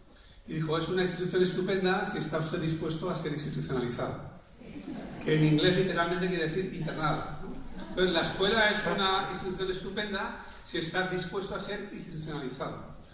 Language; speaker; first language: Spanish; native; Spanish